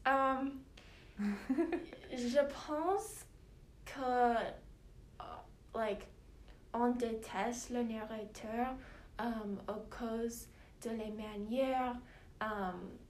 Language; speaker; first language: French; non-native, learner; English